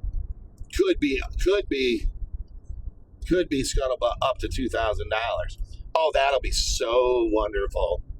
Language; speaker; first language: English; native; English